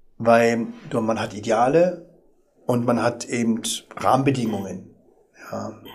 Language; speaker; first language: German; early bilingual, other home language; Arabic